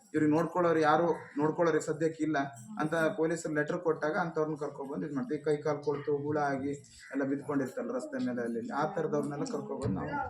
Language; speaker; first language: Kannada; native; Kannada